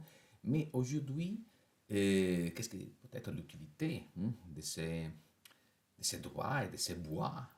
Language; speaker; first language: French; non-native, fluent; Italian